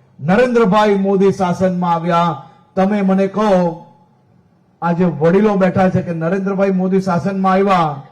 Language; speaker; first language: Gujarati; native; Gujarati